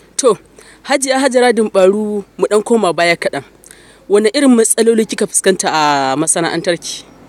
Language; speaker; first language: Hausa; native; Hausa